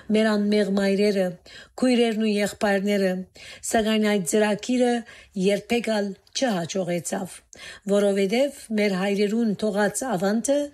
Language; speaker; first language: Armenian; native; Armenian